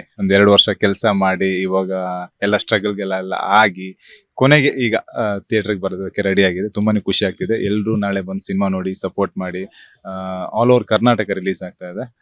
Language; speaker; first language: Kannada; native; Kannada